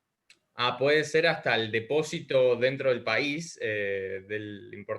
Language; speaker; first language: Spanish; native; Spanish